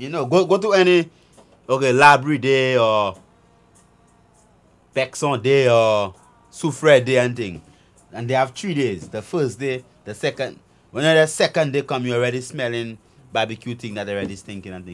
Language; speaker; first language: English; native; English